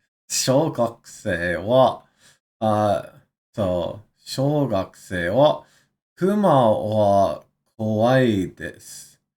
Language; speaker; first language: Japanese; non-native, learner; English